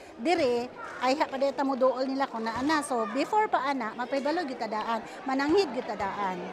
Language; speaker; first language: Cebuano; non-native, local second language; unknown